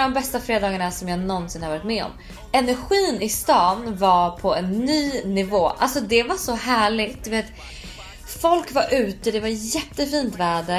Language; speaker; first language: Swedish; native; Swedish